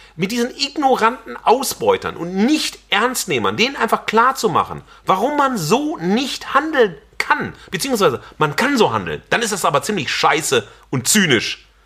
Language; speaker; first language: German; native; German